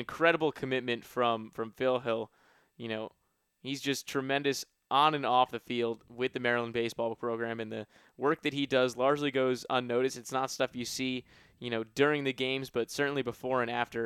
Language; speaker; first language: English; native; English